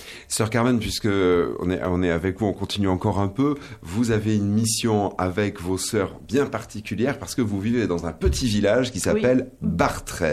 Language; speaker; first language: French; native; French